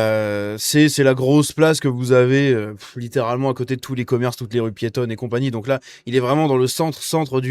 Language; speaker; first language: French; native; French